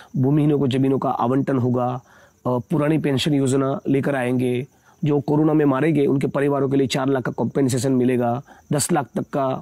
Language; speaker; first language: Hindi; non-native, local second language; Gujarati